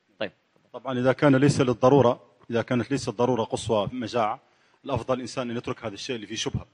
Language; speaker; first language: Arabic; native; Arabic